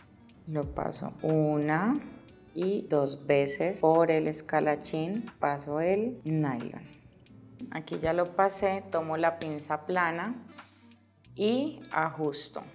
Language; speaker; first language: Spanish; native; Spanish